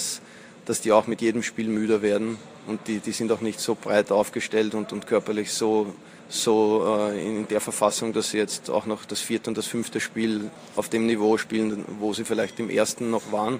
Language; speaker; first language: German; native; German